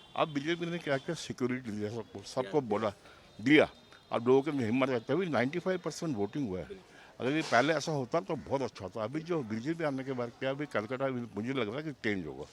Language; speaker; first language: Hindi; non-native, local second language; Bangla